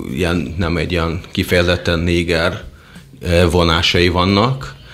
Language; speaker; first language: Hungarian; non-native, fluent; Portuguese